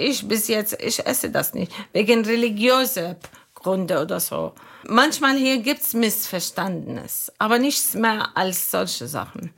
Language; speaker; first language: German; non-native, learner; Arabic